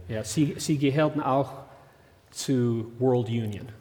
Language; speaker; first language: German; early bilingual, heritage; German